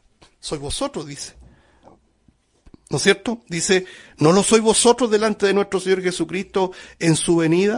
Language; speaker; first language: Spanish; native; Spanish